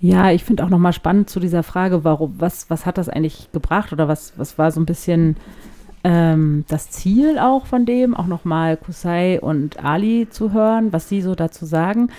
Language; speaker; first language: German; native; German